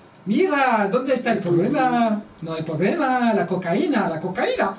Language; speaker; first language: Spanish; non-native, learner; French